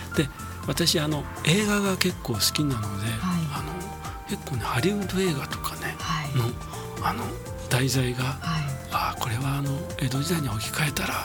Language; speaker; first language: Japanese; native; Japanese